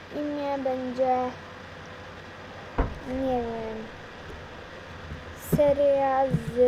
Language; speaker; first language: Polish; native; Polish